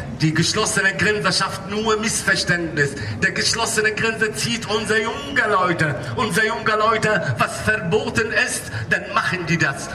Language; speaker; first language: German; non-native, local second language; Arabic